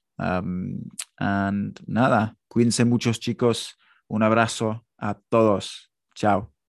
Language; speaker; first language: Spanish; non-native, fluent; English